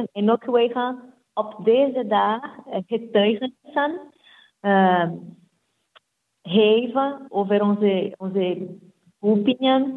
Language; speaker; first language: Dutch; non-native, fluent; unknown